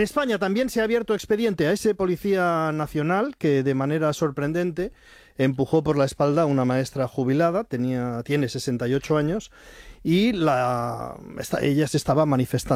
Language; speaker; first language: Spanish; native; Spanish